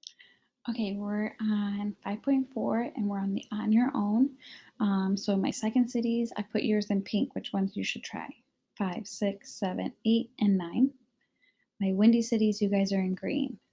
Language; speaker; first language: English; native; English